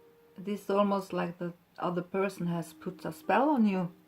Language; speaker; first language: English; non-native, fluent; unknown